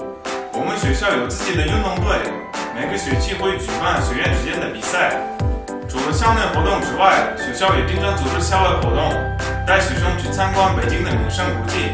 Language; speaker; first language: Chinese; non-native, fluent; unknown